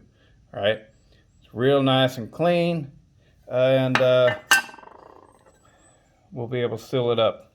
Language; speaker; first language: English; native; English